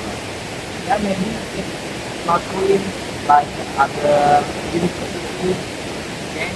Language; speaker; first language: English; non-native, learner; Indonesian